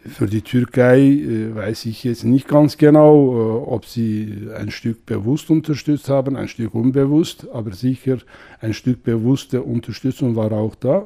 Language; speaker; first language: German; non-native, fluent; Kurdish